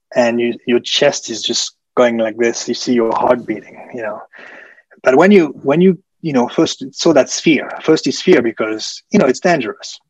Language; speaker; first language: English; early bilingual, other home language; French